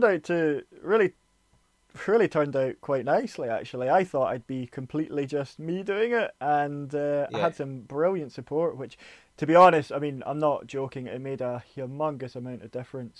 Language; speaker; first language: English; native; English